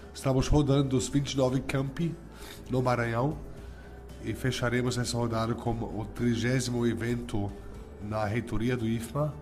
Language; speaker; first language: Portuguese; non-native, fluent; German